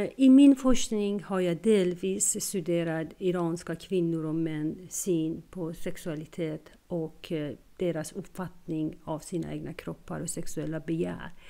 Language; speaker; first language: Swedish; non-native, fluent; Persian